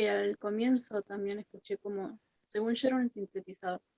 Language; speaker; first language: Spanish; native; Spanish